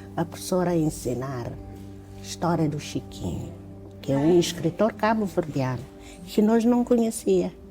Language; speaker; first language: Portuguese; non-native, local second language; Kabuverdianu